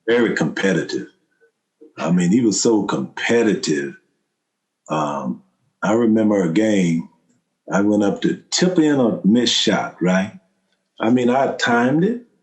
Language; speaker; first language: English; native; English